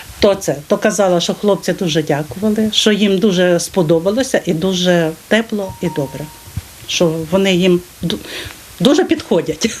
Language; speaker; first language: Ukrainian; native; Ukrainian